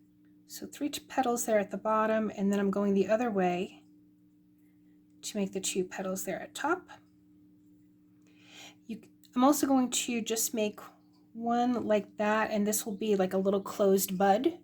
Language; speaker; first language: English; native; English